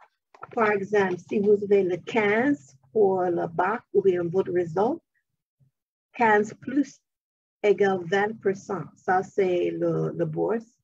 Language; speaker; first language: French; non-native, fluent; English